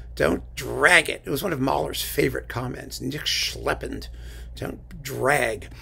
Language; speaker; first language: English; native; English